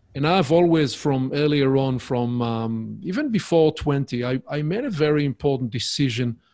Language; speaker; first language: English; non-native, fluent; Hebrew